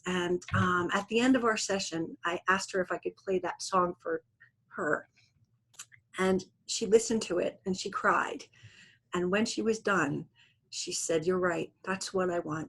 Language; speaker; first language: English; native; English